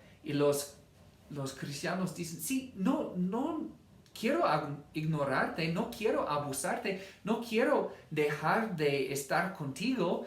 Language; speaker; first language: Spanish; non-native, fluent; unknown